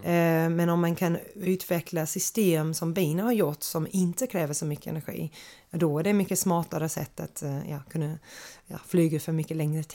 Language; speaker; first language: Swedish; non-native, fluent; English